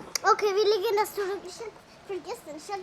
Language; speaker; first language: German; early bilingual, heritage; Amharic